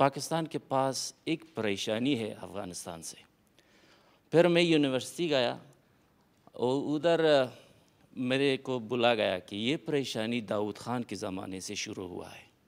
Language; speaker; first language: Hindi; non-native, fluent; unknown